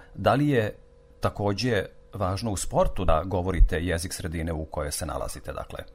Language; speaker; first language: Serbian; native; Serbian